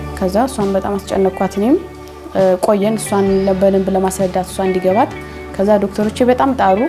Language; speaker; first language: Amharic; native; Amharic